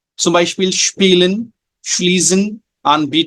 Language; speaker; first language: German; non-native, fluent; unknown